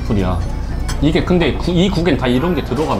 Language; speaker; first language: Korean; native; Korean